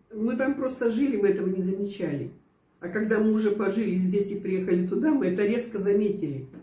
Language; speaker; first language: Russian; native; Russian